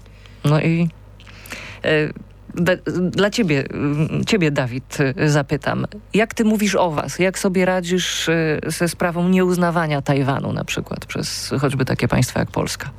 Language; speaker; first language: Polish; native; Polish